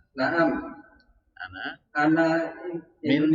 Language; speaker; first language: Arabic; non-native, learner; Indonesian